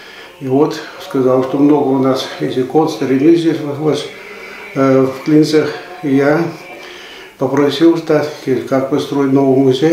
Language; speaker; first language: Russian; early bilingual, heritage; Russian